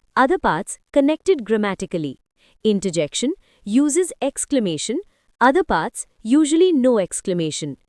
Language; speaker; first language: English; non-native, local second language; Hindi